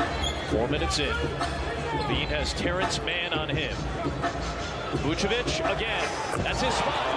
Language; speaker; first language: English; native; English